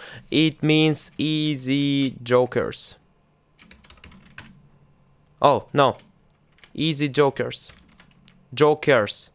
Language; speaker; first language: English; non-native, fluent; Russian